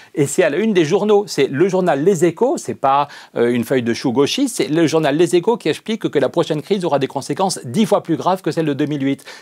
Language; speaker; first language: French; native; French